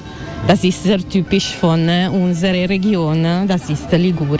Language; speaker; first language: German; non-native, learner; Italian